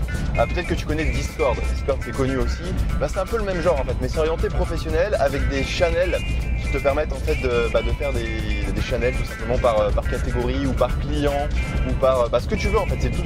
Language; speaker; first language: French; native; French